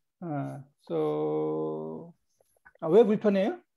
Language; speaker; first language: Korean; native; Korean